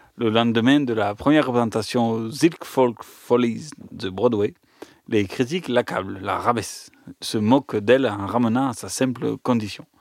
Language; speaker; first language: French; native; French